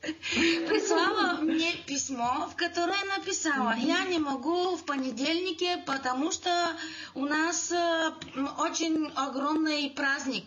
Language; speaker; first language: Russian; non-native, learner; Bulgarian